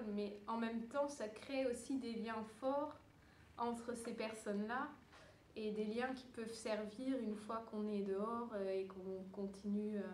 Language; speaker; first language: French; early bilingual, other home language; Dutch